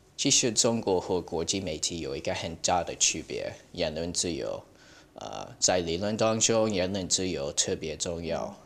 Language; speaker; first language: Chinese; early bilingual, heritage; Chinese